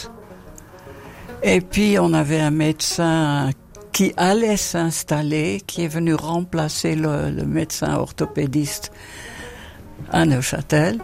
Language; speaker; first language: French; non-native, fluent; Dutch